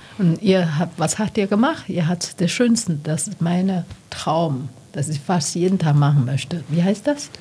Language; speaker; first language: German; non-native, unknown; Chinese